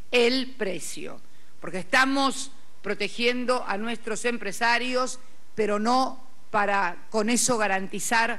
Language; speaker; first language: Spanish; native; Spanish